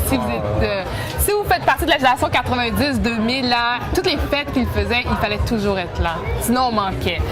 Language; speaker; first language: French; native; French